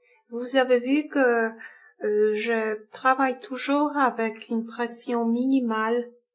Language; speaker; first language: French; non-native, fluent; Polish